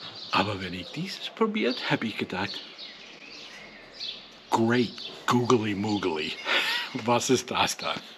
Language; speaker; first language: German; non-native, learner; English